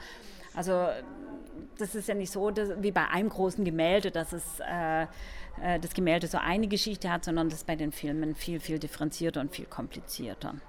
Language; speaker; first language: German; native; German